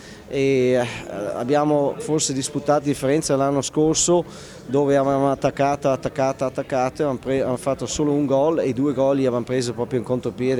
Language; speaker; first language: Italian; non-native, local second language; German